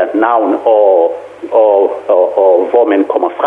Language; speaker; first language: Danish; non-native, fluent; Kongo